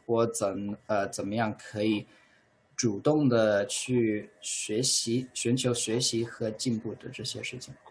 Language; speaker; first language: Chinese; non-native, fluent; English